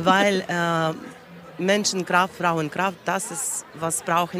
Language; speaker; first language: German; non-native, learner; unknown